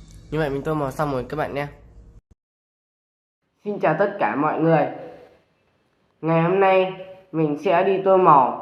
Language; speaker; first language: Vietnamese; native; Vietnamese